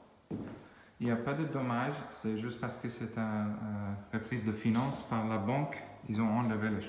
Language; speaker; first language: French; non-native, fluent; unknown